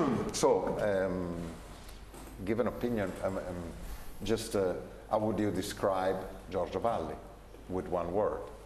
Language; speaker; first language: English; non-native, fluent; Italian